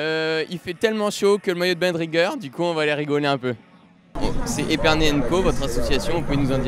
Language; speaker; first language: French; native; French